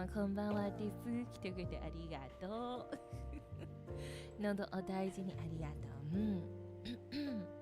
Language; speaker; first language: Japanese; native; Japanese